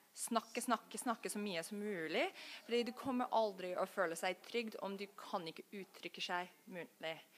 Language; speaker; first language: Norwegian; non-native, fluent; English